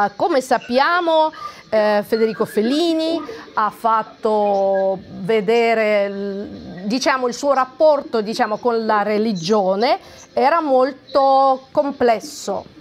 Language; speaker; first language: Italian; non-native, fluent; Russian